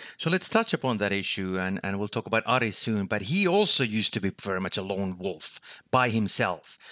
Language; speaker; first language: English; non-native, fluent; Finnish